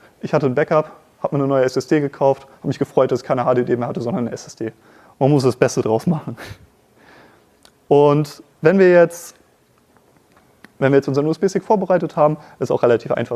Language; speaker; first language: German; native; German